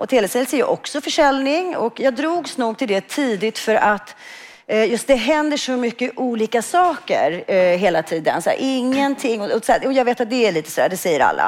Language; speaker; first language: Swedish; native; Swedish